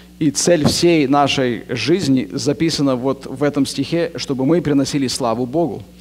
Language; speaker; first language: Russian; native; Russian